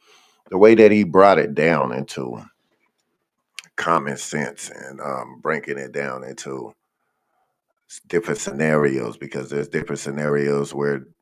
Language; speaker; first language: English; native; English